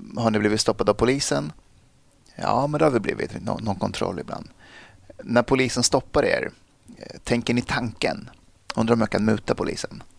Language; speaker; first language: Swedish; early bilingual, other home language; Persian